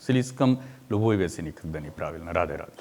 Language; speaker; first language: Russian; non-native, learner; Hindi